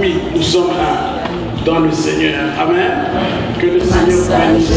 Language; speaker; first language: French; non-native, local second language; Lingala